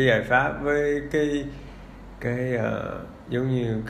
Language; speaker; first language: Vietnamese; early bilingual, heritage; English